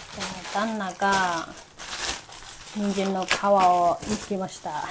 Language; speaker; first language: Japanese; non-native, fluent; Mongolian